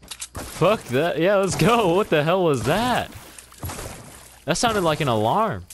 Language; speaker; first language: English; native; English